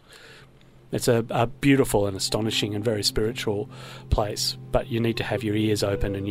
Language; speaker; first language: English; native; English